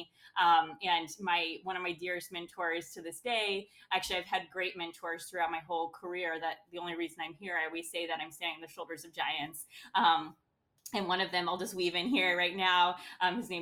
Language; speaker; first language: English; native; English